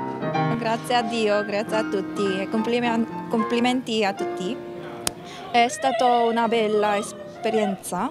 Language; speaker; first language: Italian; non-native, learner; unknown